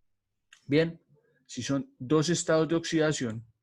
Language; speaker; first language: Spanish; native; Spanish